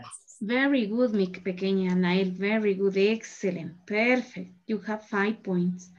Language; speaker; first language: English; non-native, learner; Spanish